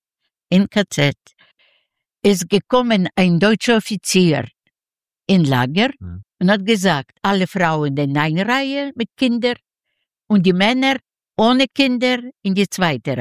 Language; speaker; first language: German; non-native, fluent; Yiddish